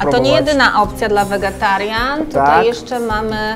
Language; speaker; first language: Polish; native; Polish